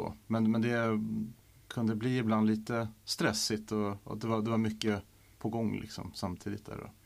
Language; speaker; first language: Swedish; native; Swedish